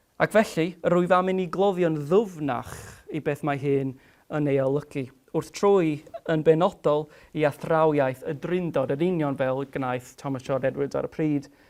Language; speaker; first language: Welsh; non-native, fluent; English